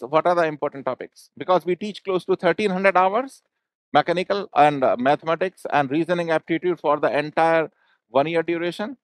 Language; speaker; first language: English; non-native, local second language; Hindi